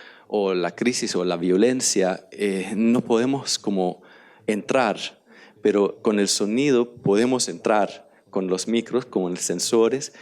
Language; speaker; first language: Spanish; non-native, learner; Danish